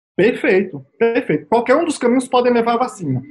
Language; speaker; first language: Portuguese; native; Portuguese